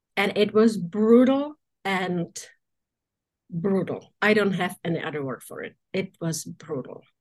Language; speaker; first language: English; non-native, fluent; Czech